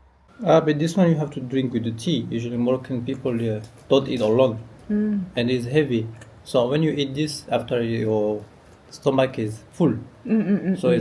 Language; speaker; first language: English; non-native, learner; Arabic